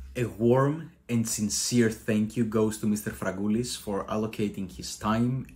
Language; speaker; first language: English; non-native, fluent; Greek